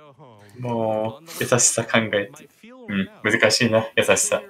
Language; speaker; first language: Japanese; native; Japanese